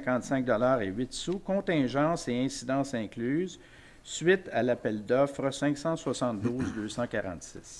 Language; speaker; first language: French; native; French